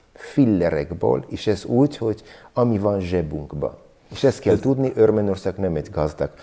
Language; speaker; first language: Hungarian; non-native, learner; Armenian